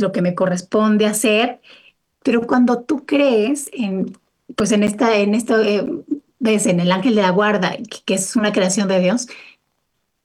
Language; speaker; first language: Spanish; native; Spanish